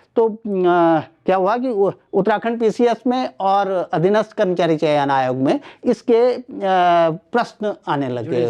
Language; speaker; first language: Hindi; non-native, local second language; Garhwali